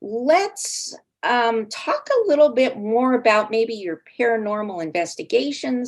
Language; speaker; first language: English; native; English